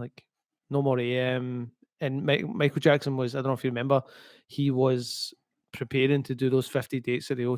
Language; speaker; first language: English; native; English